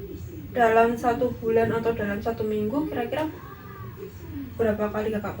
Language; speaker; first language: Indonesian; native; Indonesian